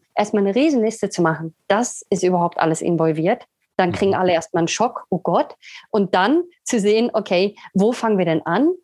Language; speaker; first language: German; native; German